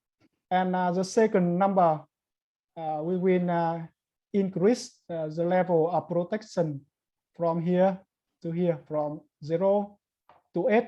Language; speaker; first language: English; non-native, learner; Vietnamese